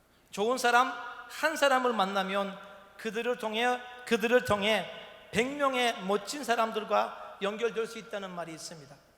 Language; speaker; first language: Korean; non-native, fluent; Turkish